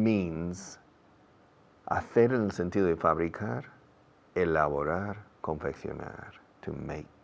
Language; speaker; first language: Spanish; non-native, fluent; English